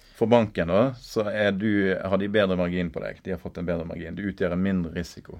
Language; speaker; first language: Norwegian; native; Norwegian